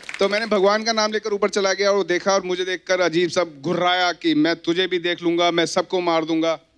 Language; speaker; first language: Hindi; native; Hindi